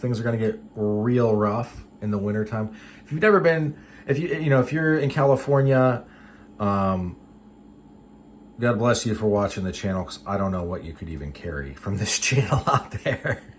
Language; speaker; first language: English; native; English